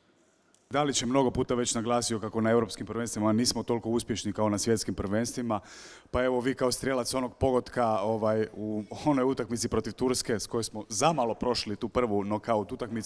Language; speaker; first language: Croatian; native; Croatian